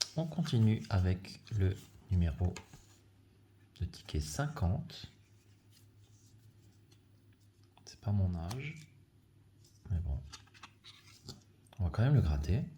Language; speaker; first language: French; native; French